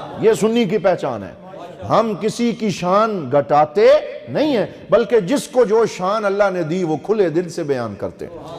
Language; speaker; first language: Urdu; non-native, local second language; Punjabi